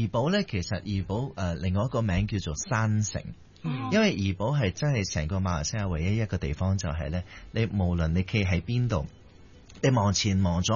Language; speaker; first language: Cantonese; early bilingual, heritage; Cantonese